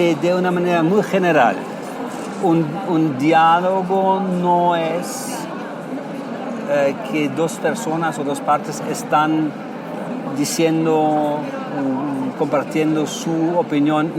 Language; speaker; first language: Spanish; non-native, fluent; German